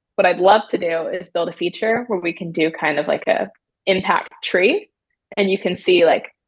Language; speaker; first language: English; native; English